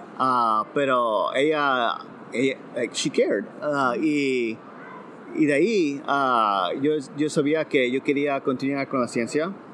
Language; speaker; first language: Spanish; early bilingual, heritage; Spanish